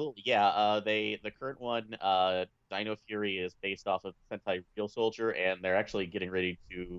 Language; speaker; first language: English; native; English